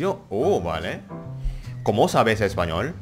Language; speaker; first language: Spanish; non-native, learner; Indonesian